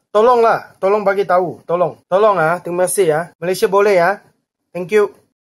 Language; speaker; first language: Malay; non-native, local second language; Chinese